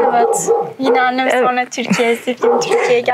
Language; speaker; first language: Turkish; early bilingual, heritage; Turkish